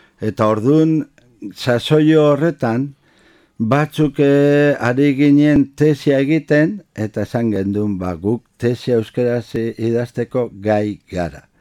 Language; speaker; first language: Basque; non-native, local second language; Spanish